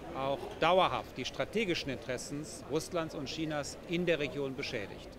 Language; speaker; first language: German; native; German